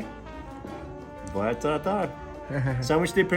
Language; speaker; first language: Spanish; non-native, learner; English